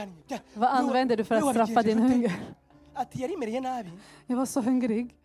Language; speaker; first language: Swedish; early bilingual, other home language; Kinyarwanda